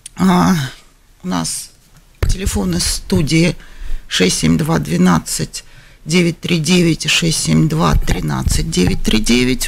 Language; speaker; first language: Russian; native; Russian